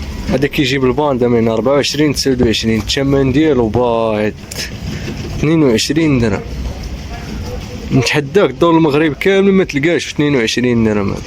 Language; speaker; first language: Arabic; native; Arabic